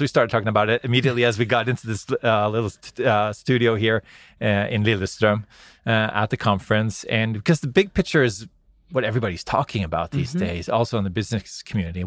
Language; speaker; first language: English; non-native, fluent; Norwegian